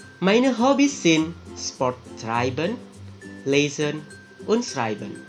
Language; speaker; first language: German; non-native, fluent; Javanese